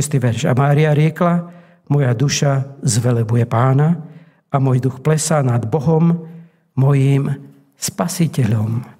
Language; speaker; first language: Slovak; native; Slovak